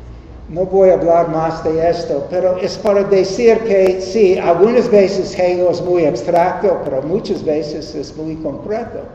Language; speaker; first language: Spanish; non-native, learner; English